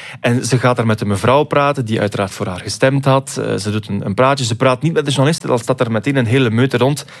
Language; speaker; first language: Dutch; native; Dutch